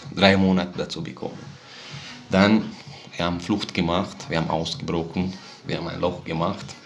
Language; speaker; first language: German; non-native, fluent; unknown